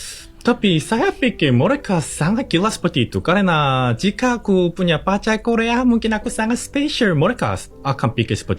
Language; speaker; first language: Indonesian; non-native, learner; Korean